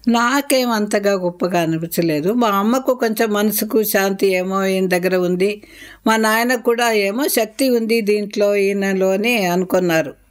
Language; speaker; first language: Telugu; non-native, local second language; Tamil